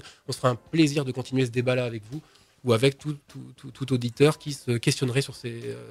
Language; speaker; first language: French; native; French